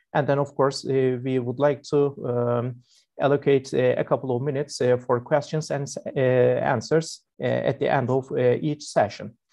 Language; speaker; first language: English; non-native, fluent; Turkish